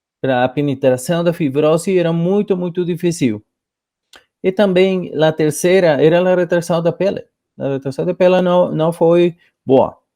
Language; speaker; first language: Portuguese; non-native, fluent; Spanish